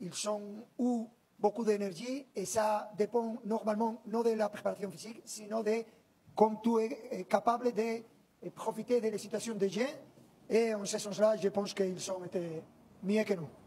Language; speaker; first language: French; non-native, learner; Spanish